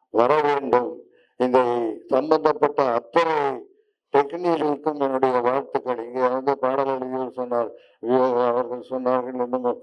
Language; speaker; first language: Tamil; native; Tamil